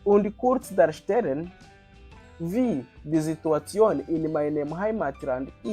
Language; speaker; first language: German; non-native, fluent; Kinyarwanda